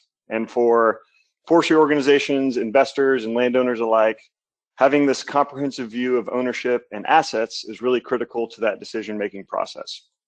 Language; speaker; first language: English; native; English